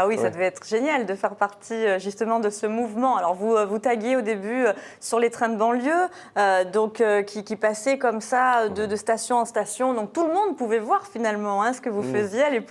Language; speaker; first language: French; native; French